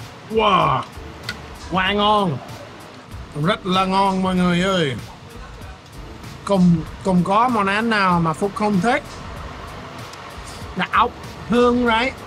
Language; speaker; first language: Vietnamese; non-native, fluent; English